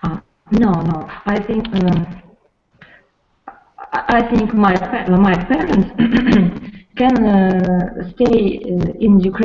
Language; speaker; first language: English; non-native, learner; Russian